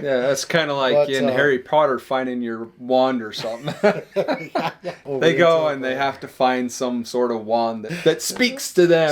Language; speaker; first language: English; native; English